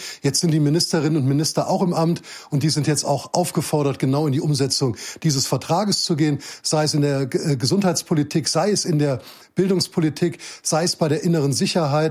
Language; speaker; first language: German; native; German